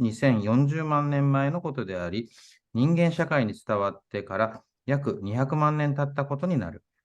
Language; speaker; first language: Japanese; native; Japanese